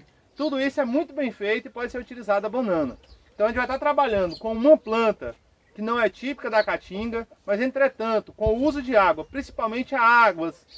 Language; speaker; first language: Portuguese; native; Portuguese